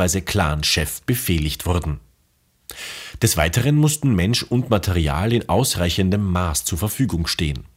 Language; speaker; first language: German; native; German